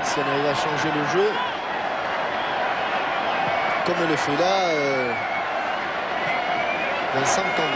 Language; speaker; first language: French; native; French